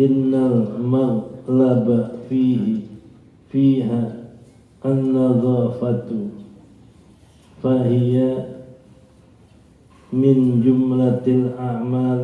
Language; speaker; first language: Arabic; non-native, fluent; Indonesian